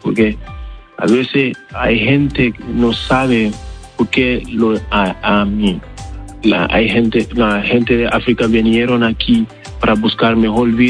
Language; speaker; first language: Spanish; non-native, learner; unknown